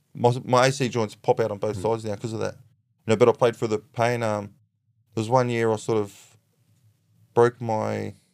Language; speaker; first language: English; native; English